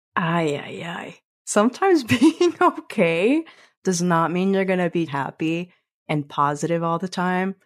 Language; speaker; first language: English; early bilingual, other home language; Spanish